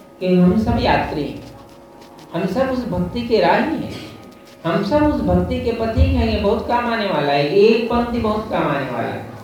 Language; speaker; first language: Hindi; native; Hindi